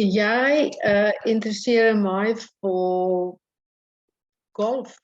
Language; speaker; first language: Danish; non-native, learner; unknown